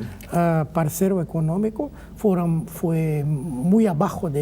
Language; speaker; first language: Spanish; non-native, fluent; Portuguese